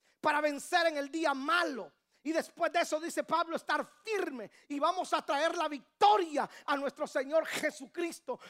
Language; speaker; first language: Spanish; native; Spanish